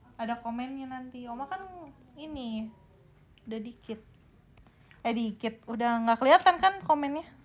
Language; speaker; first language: Indonesian; native; Indonesian